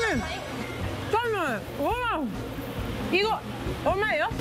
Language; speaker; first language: Korean; non-native, learner; English